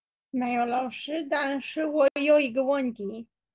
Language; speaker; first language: Chinese; non-native, learner; Romanian